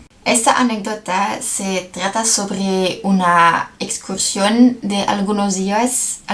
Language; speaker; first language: Spanish; non-native, learner; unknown